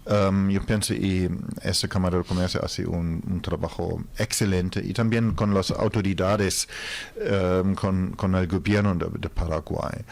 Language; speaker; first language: Spanish; non-native, fluent; German